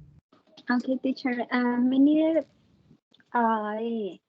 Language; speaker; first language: English; non-native, learner; Spanish